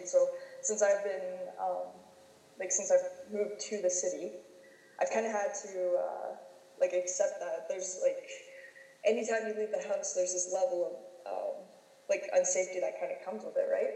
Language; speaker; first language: English; native; English